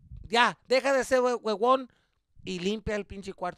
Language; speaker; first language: Spanish; early bilingual, heritage; Spanish